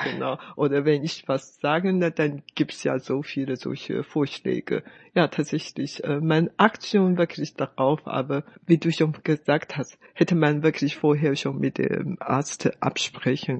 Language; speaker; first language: German; non-native, fluent; Chinese